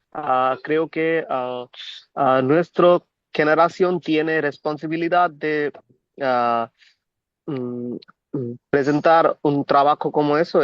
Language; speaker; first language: Spanish; non-native, learner; Bangla